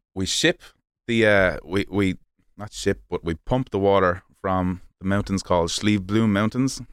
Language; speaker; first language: English; native; English